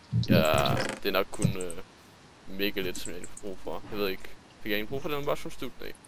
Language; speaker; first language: Danish; native; Danish